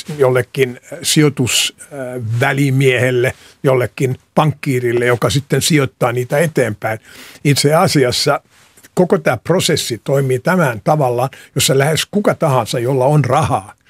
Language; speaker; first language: Finnish; non-native, local second language; Swedish